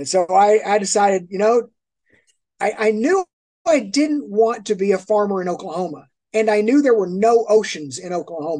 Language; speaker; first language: English; native; English